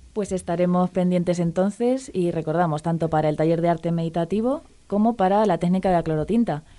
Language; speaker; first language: Spanish; native; Spanish